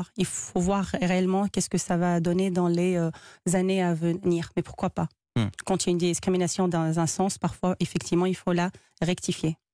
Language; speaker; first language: French; non-native, local second language; Arabic